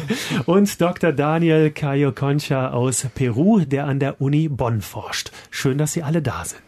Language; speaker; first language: German; native; German